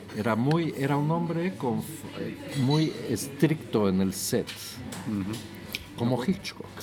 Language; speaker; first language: French; non-native, learner; Spanish